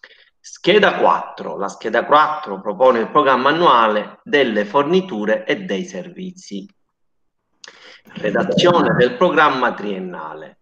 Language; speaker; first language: Italian; native; Italian